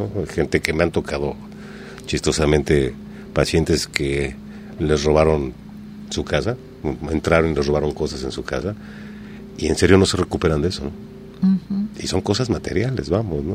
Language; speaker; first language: Spanish; native; Spanish